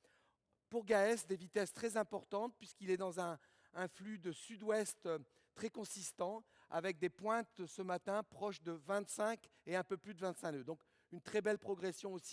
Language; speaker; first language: French; native; French